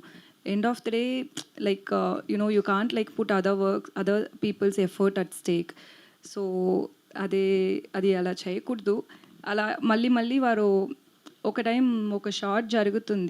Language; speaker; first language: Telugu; non-native, learner; Tamil